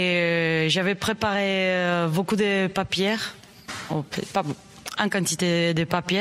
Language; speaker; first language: French; non-native, learner; Spanish